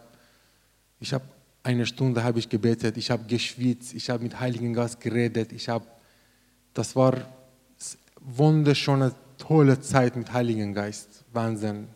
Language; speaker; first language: German; non-native, learner; Persian